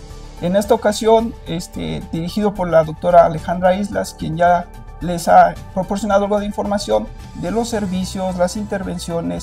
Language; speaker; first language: Spanish; native; Spanish